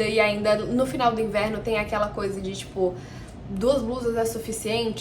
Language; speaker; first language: Portuguese; native; Portuguese